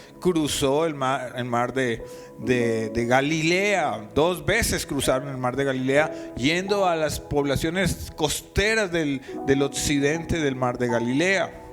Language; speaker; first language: Spanish; native; Spanish